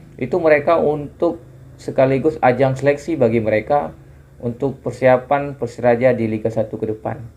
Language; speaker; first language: Indonesian; non-native, local second language; Achinese